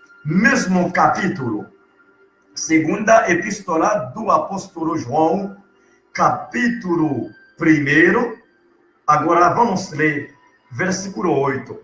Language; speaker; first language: Portuguese; non-native, learner; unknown